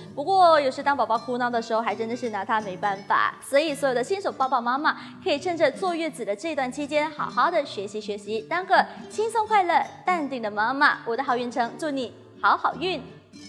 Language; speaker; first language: Chinese; native; Chinese